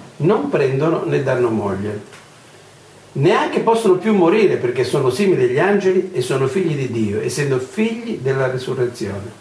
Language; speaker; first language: Italian; non-native, fluent; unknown